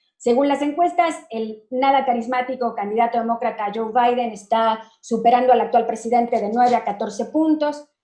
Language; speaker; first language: Spanish; native; Spanish